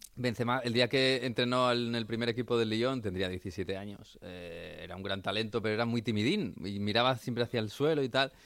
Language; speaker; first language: Spanish; native; Spanish